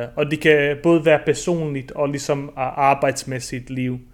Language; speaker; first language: Danish; early bilingual, other home language; Bosnian